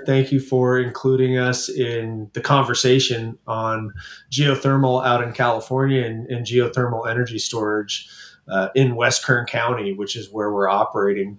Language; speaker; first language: English; native; English